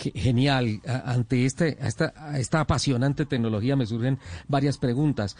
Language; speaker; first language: Spanish; native; Spanish